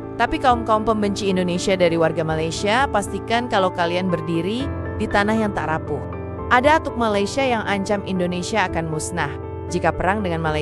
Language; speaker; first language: Indonesian; native; Indonesian